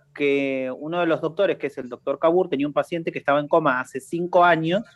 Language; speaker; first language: Spanish; native; Spanish